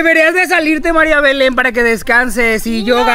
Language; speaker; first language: Spanish; native; Spanish